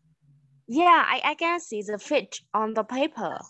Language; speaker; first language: English; non-native, learner; Vietnamese